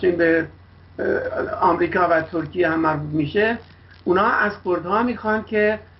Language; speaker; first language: Persian; non-native, local second language; Kurdish